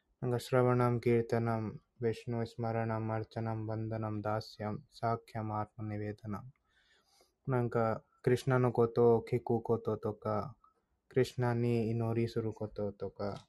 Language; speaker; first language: Japanese; non-native, fluent; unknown